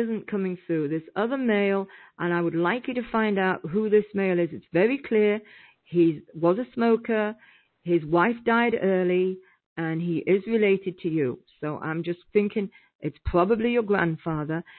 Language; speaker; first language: English; native; English